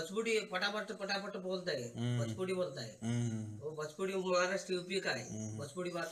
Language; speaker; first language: Hindi; non-native, local second language; Kannada